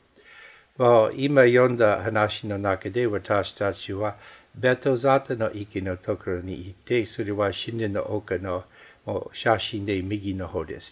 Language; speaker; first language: Japanese; non-native, fluent; English